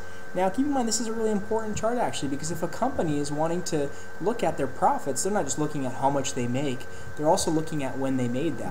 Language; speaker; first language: English; native; English